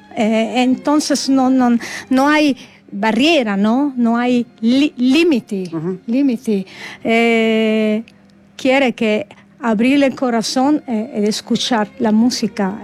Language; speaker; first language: Spanish; non-native, learner; Italian